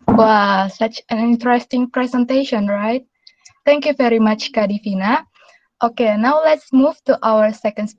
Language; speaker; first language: English; non-native, local second language; Indonesian